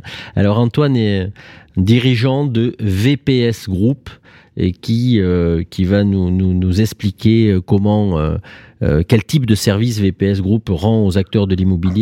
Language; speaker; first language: French; native; French